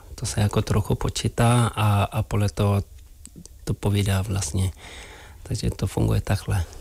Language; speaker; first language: Czech; non-native, fluent; Tibetan